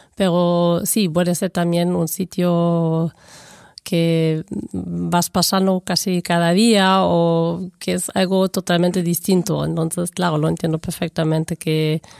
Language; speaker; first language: Spanish; non-native, fluent; German